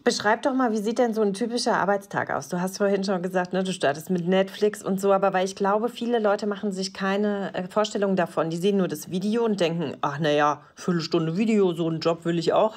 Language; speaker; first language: German; native; German